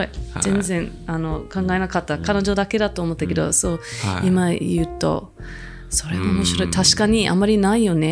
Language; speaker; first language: Japanese; non-native, fluent; English